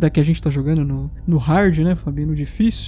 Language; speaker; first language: Portuguese; native; Portuguese